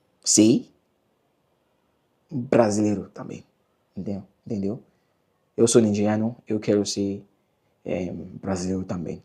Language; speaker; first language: Portuguese; non-native, learner; English